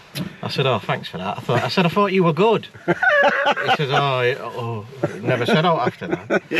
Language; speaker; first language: English; native; English